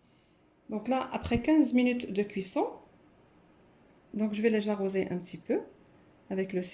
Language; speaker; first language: French; non-native, local second language; Arabic